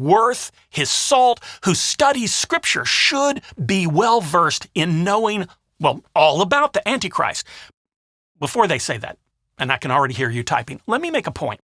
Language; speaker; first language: English; native; English